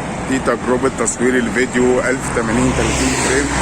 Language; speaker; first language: Arabic; native; Arabic